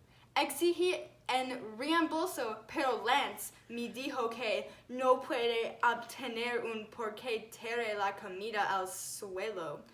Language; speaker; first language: Spanish; non-native, learner; English